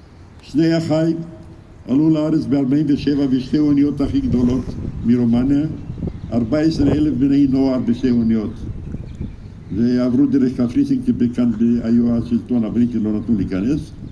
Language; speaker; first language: Hebrew; non-native, fluent; Romanian